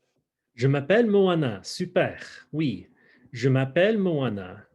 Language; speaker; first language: French; non-native, fluent; English